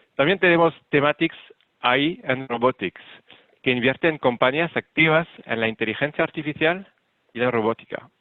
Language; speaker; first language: Spanish; non-native, fluent; French